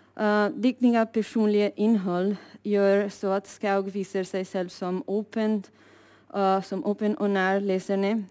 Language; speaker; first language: Norwegian; non-native, fluent; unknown